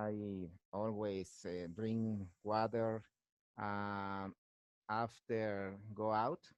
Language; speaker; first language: English; non-native, learner; Spanish